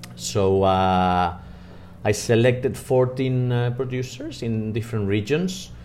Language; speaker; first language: English; non-native, fluent; Spanish